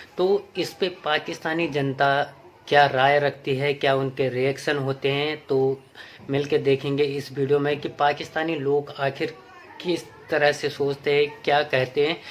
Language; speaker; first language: Hindi; native; Hindi